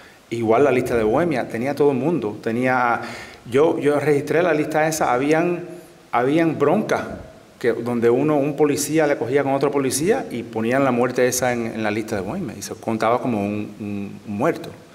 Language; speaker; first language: Spanish; early bilingual, heritage; Spanish